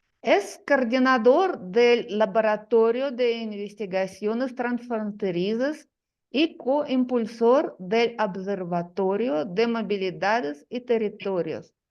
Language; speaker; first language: Spanish; non-native, fluent; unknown